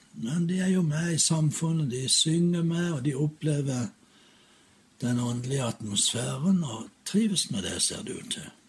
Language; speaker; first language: Norwegian; native; Norwegian